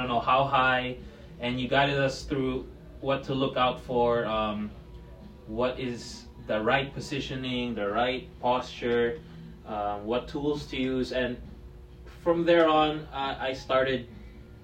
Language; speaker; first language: English; non-native, local second language; Filipino